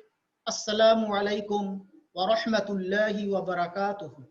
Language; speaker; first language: Arabic; non-native, fluent; Bangla